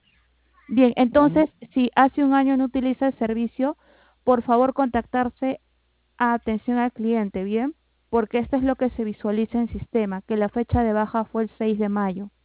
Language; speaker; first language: Spanish; native; Spanish